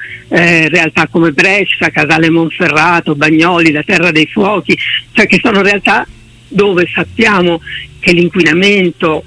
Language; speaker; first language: Italian; native; Italian